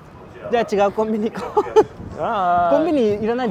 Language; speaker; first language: French; non-native, learner; Japanese